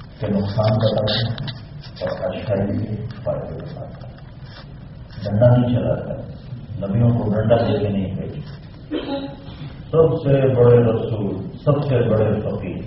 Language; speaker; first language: Urdu; non-native, local second language; Punjabi